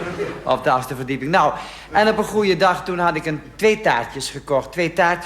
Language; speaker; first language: Dutch; native; Dutch